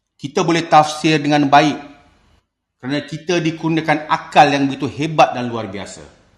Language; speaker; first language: Malay; native; Malay